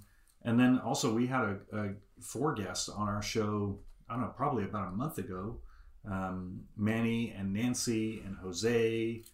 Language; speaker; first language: English; native; English